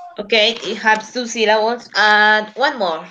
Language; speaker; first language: English; non-native, learner; Spanish